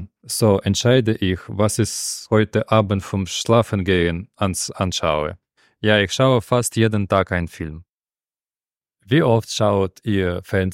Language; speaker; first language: German; non-native, fluent; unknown